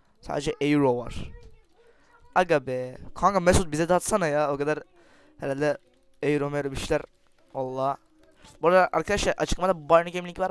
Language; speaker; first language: Turkish; native; Turkish